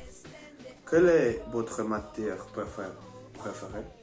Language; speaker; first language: French; non-native, learner; Spanish